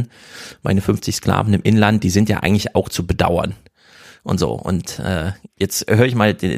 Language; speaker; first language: German; native; German